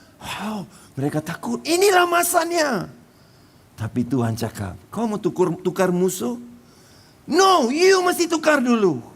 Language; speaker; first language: Malay; non-native, local second language; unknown